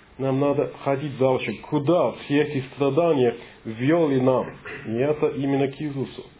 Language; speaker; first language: Russian; non-native, fluent; English